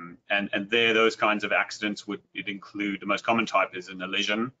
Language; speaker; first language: English; native; English